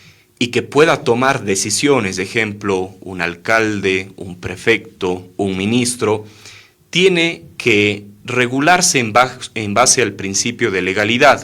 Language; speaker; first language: Spanish; native; Spanish